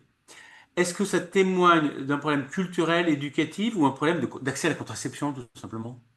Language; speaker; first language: French; native; French